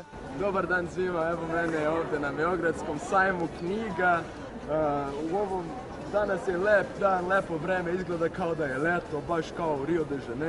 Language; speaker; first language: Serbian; non-native, fluent; Portuguese